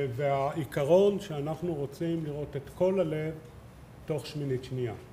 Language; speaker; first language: Hebrew; native; Hebrew